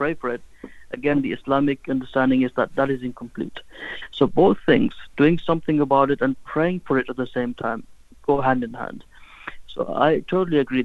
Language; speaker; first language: English; non-native, local second language; Urdu